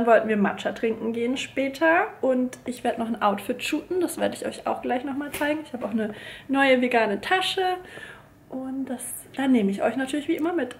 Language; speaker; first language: German; native; German